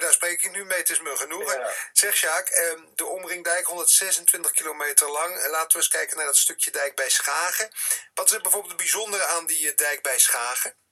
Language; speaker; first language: Dutch; native; Dutch